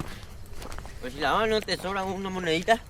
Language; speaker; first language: Spanish; native; Spanish